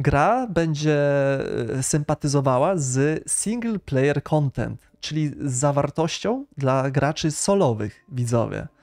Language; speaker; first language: Polish; native; Polish